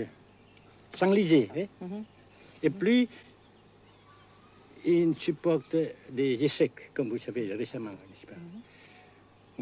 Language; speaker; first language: French; non-native, local second language; Vietnamese